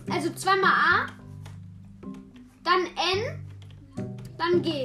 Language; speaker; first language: German; native; German